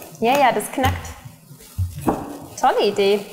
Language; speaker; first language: German; native; German